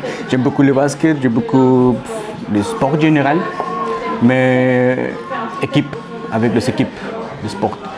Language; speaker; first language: French; non-native, learner; Spanish